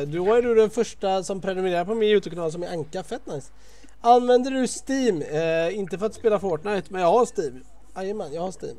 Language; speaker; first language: Swedish; native; Swedish